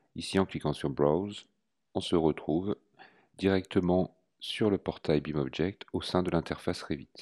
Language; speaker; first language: French; native; French